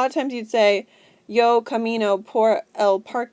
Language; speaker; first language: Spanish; non-native, fluent; English